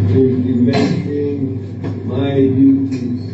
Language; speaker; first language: English; non-native, local second language; Fula